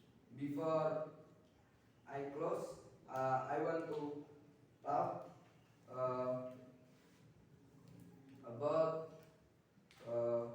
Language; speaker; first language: English; non-native, learner; Indonesian